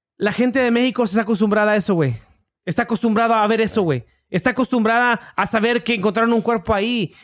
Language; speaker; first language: Spanish; early bilingual, heritage; English